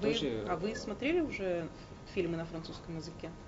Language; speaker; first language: Russian; native; Russian